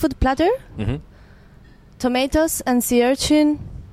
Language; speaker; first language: English; non-native, fluent; Italian